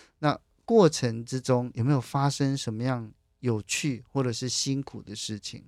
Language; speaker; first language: Chinese; native; Chinese